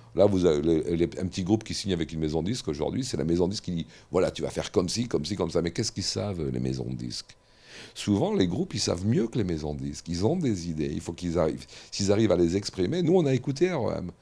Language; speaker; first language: French; native; French